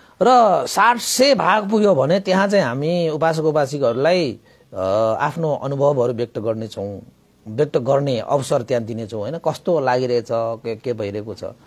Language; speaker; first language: Nepali; non-native, local second language; Newari